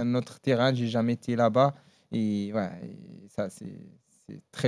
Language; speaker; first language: French; non-native, learner; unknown